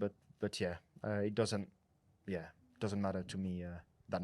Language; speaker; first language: English; non-native, fluent; French